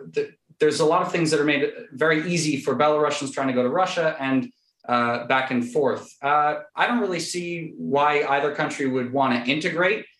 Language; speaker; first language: English; native; English